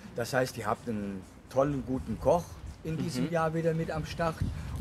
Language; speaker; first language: German; native; German